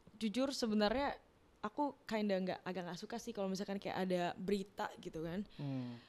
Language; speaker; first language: Indonesian; native; Indonesian